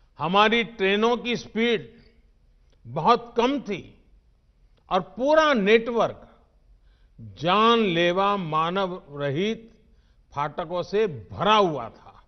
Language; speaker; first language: Hindi; native; Hindi